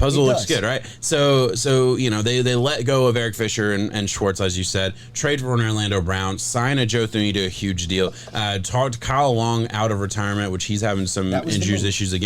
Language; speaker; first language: English; native; English